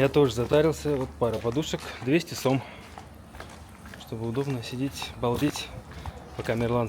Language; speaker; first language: Russian; native; Russian